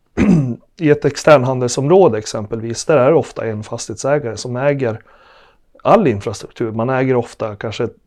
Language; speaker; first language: Swedish; native; Swedish